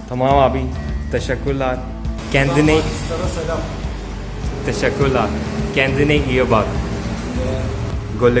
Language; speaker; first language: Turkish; non-native, learner; Urdu